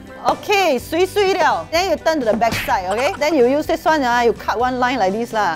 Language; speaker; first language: English; non-native, local second language; Chinese